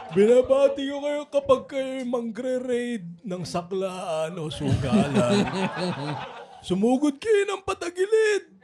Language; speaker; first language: Filipino; native; Filipino